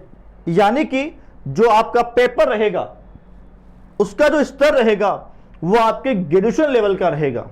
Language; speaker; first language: Hindi; native; Hindi